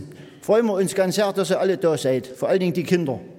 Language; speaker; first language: German; native; German